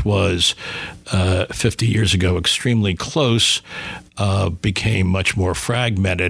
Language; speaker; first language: English; native; English